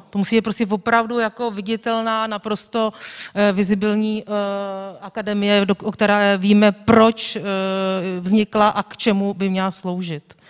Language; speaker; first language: Czech; native; Czech